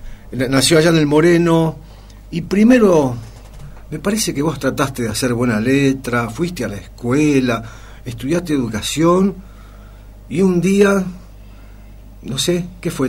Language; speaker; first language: Spanish; native; Spanish